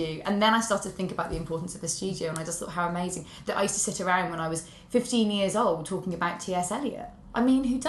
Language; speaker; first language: English; native; English